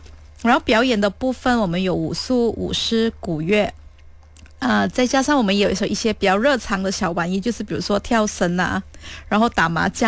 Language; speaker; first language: Chinese; native; Chinese